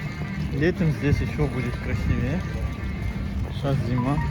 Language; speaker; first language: Russian; early bilingual, other home language; Tajik